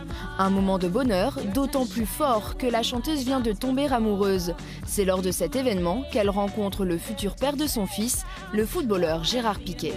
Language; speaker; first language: French; native; French